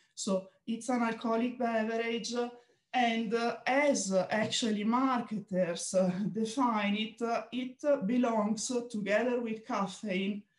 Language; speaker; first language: English; non-native, fluent; Italian